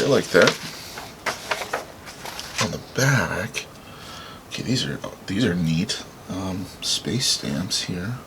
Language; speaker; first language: English; native; English